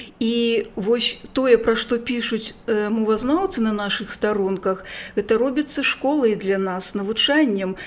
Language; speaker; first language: Belarusian; native; Belarusian